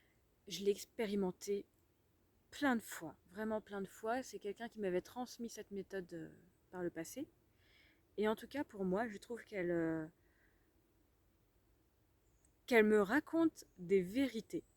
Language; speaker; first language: French; native; French